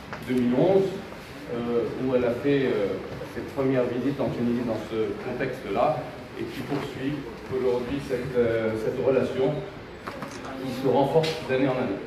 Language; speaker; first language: French; non-native, local second language; Arabic